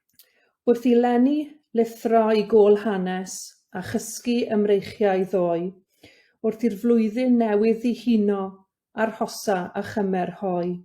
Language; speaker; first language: Welsh; native; Welsh